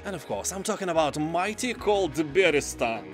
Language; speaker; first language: English; non-native, fluent; Lithuanian